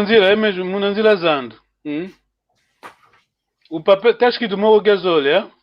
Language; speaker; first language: Portuguese; non-native, local second language; Kongo